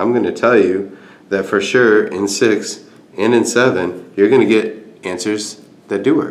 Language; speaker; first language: English; native; English